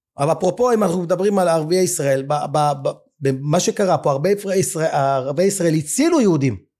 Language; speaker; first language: Hebrew; native; Hebrew